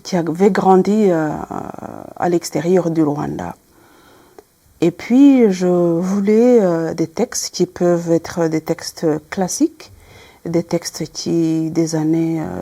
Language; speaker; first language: French; non-native, local second language; Kinyarwanda